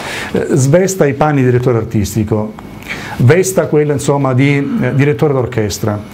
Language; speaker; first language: Italian; native; Italian